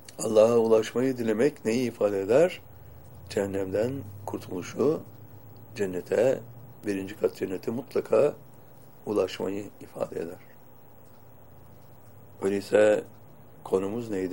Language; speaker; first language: Turkish; native; Turkish